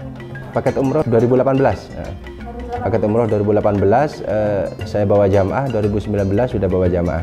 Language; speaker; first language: Indonesian; non-native, local second language; Madurese